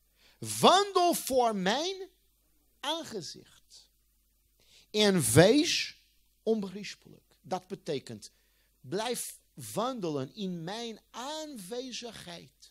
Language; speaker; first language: Dutch; non-native, fluent; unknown